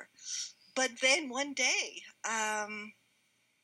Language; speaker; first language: English; native; English